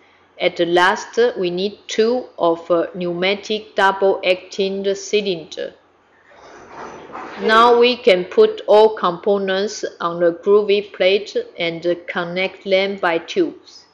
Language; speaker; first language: English; non-native, fluent; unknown